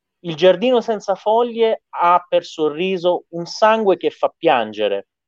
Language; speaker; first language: Italian; non-native, fluent; Persian